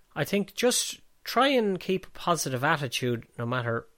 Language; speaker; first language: English; native; English